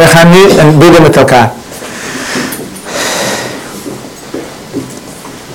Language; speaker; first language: Dutch; non-native, learner; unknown